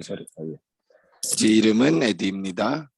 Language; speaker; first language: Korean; non-native, learner; Indonesian